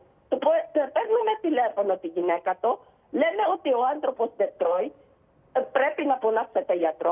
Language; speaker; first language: Greek; non-native, learner; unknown